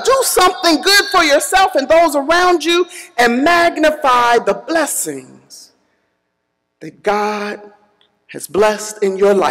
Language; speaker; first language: English; native; English